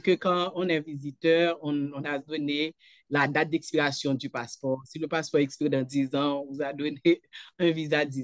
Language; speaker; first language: French; non-native, local second language; Haitian Creole